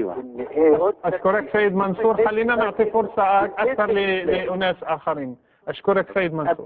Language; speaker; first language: Arabic; native; Arabic